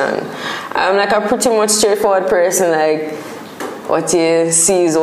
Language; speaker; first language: English; non-native, local second language; Jamaican Creole English